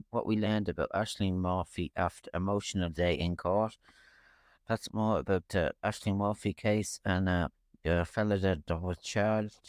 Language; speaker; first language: English; native; English